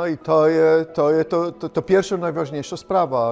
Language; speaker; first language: Polish; non-native, local second language; Kashubian